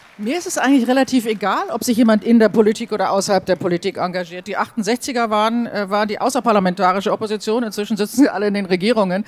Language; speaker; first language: German; native; German